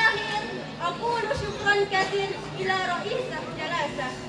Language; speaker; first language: Arabic; non-native, learner; Indonesian